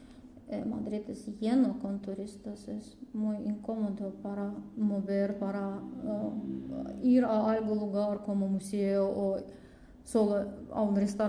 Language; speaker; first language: Spanish; non-native, learner; Russian